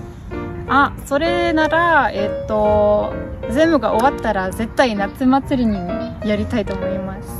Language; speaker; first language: Japanese; non-native, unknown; Russian